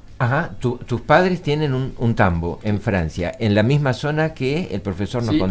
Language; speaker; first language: Spanish; native; Spanish